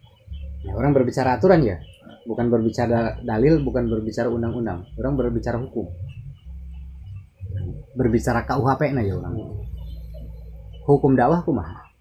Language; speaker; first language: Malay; non-native, local second language; Sundanese